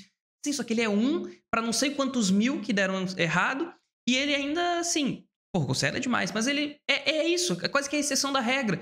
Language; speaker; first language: Portuguese; native; Portuguese